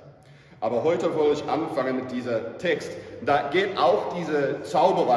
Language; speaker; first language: German; non-native, fluent; English